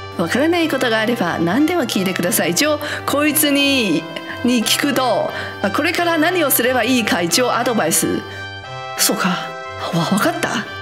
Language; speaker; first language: Japanese; non-native, fluent; Chinese